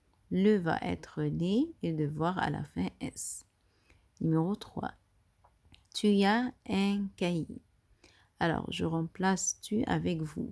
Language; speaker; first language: French; non-native, fluent; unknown